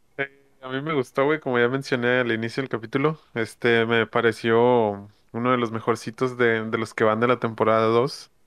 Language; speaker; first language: Spanish; native; Spanish